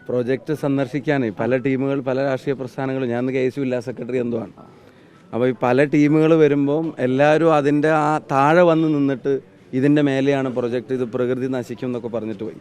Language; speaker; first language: Malayalam; native; Malayalam